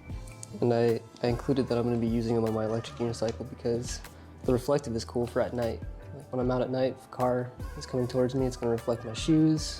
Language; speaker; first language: English; native; English